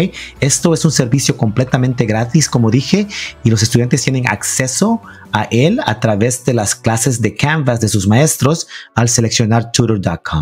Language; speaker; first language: Spanish; early bilingual, heritage; Spanish